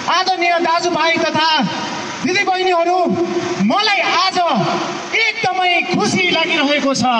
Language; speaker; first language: Nepali; non-native, local second language; Newari